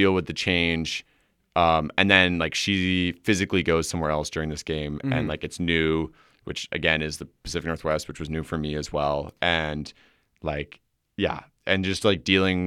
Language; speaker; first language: English; native; English